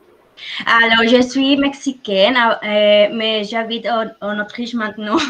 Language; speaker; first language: French; non-native, fluent; Spanish